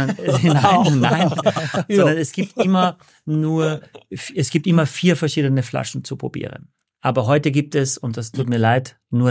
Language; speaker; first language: German; native; German